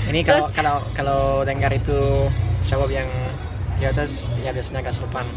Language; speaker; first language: Indonesian; non-native, fluent; French